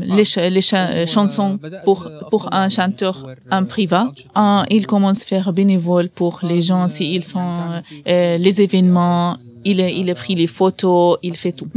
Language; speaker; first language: French; non-native, learner; Arabic